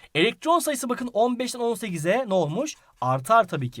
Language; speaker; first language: Turkish; native; Turkish